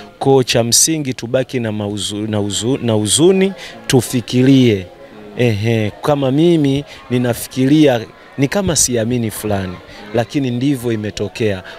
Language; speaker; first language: Swahili; native; Swahili